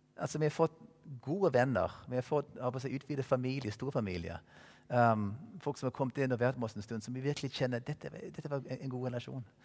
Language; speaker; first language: Norwegian; non-native, fluent; English